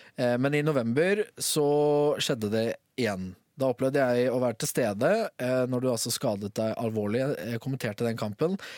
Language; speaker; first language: Norwegian; native; Norwegian